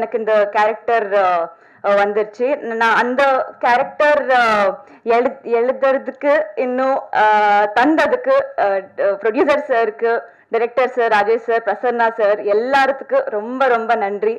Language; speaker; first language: Tamil; non-native, learner; Telugu